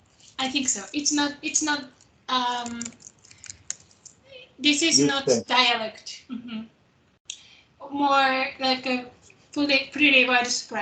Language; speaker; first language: English; non-native, fluent; Japanese